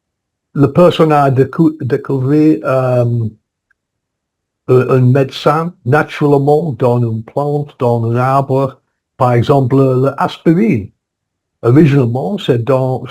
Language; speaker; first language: French; non-native, learner; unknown